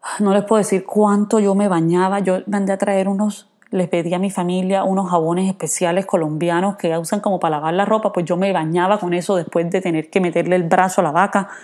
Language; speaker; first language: Spanish; native; Spanish